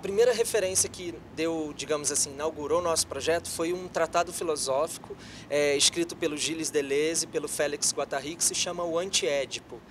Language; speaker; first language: Portuguese; native; Portuguese